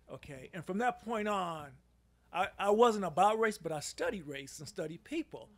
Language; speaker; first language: English; native; English